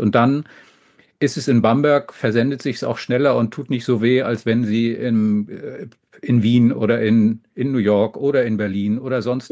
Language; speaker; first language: German; native; German